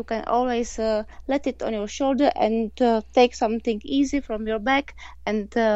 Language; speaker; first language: English; non-native, learner; Czech